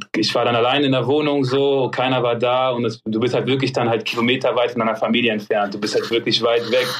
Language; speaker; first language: German; early bilingual, other home language; French